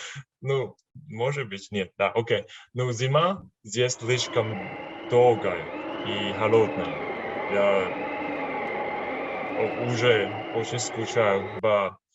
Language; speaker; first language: Russian; non-native, learner; Chinese